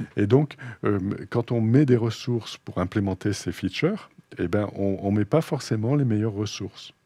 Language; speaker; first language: French; native; French